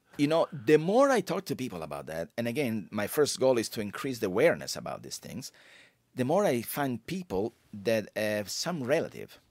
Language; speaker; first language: English; non-native, fluent; Italian